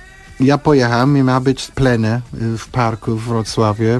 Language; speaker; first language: Polish; non-native, fluent; English